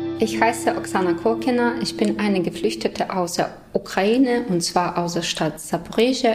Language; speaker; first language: German; non-native, fluent; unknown